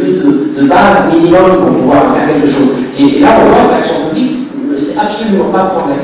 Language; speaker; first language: French; native; French